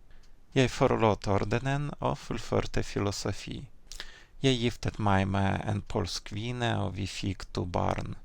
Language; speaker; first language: Norwegian; non-native, fluent; Ukrainian